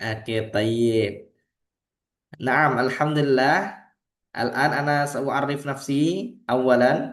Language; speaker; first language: Arabic; non-native, fluent; Indonesian